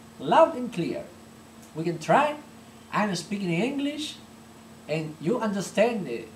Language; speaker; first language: English; non-native, fluent; Spanish